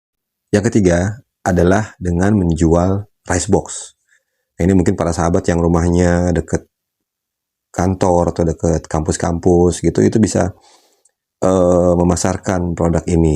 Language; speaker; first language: Indonesian; native; Indonesian